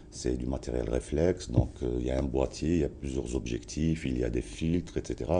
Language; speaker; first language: French; non-native, local second language; Arabic